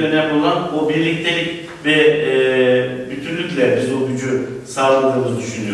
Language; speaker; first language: Turkish; native; Turkish